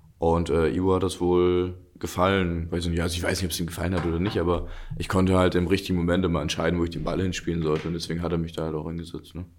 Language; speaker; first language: German; early bilingual, other home language; Russian